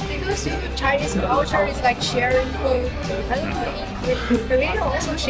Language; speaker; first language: English; non-native, learner; Chinese